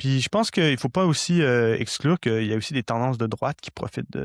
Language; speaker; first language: French; native; French